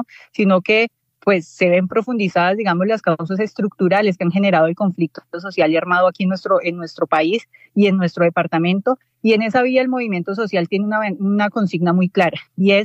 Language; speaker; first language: Spanish; native; Spanish